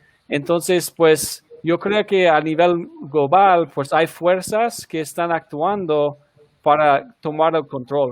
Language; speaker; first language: Spanish; non-native, fluent; English